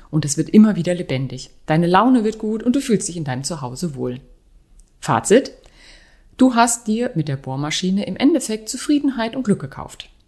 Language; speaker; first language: German; native; German